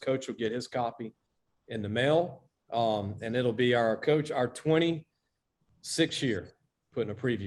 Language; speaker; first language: English; native; English